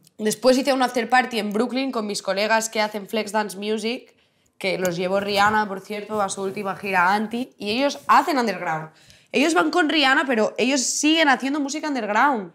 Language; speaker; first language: Spanish; non-native, local second language; Catalan